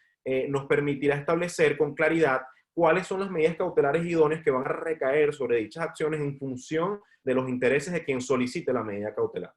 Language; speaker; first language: Spanish; native; Spanish